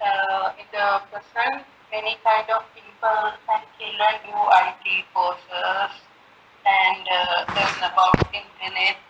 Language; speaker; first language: English; non-native, learner; Sinhala